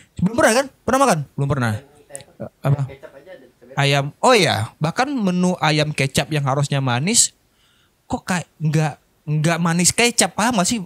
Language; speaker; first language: Indonesian; native; Indonesian